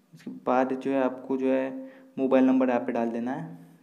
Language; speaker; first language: Hindi; non-native, local second language; Marathi